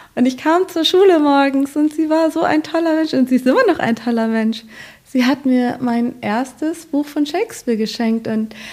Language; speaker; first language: German; native; German